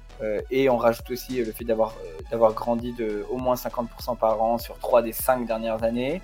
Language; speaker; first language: French; native; French